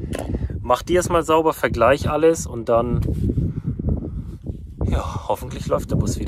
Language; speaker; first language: German; native; German